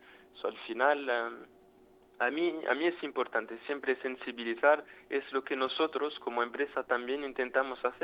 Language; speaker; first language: Spanish; non-native, fluent; French